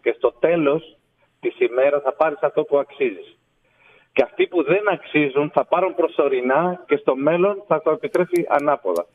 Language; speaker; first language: Greek; non-native, fluent; Spanish